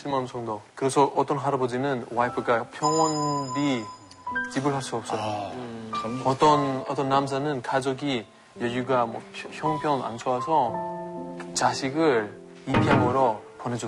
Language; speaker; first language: Korean; non-native, fluent; Greek